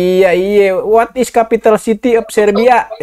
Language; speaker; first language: English; non-native, learner; Indonesian